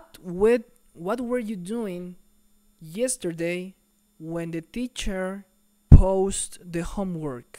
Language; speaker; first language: English; non-native, fluent; Spanish